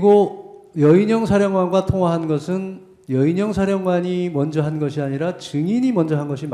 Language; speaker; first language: Korean; native; Korean